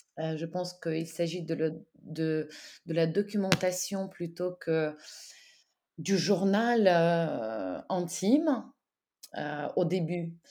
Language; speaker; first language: French; non-native, fluent; Ukrainian